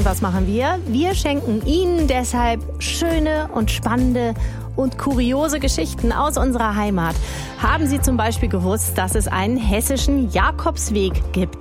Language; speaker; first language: German; native; German